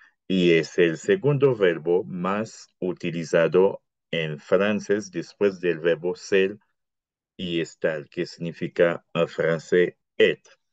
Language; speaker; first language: Spanish; non-native, fluent; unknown